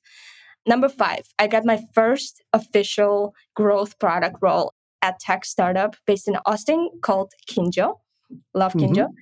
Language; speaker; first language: English; non-native, fluent; Ukrainian